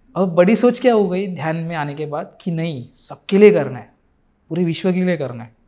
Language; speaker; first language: Hindi; non-native, local second language; Marathi